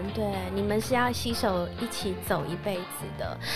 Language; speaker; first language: Chinese; non-native, local second language; Hakka Chinese